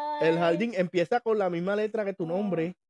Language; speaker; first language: Spanish; native; Spanish